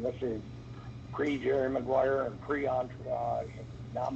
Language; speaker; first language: English; native; English